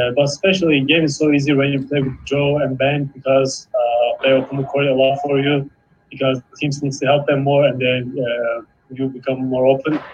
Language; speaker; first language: English; non-native, fluent; Turkish